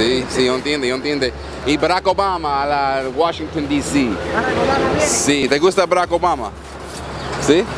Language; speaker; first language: Spanish; non-native, learner; English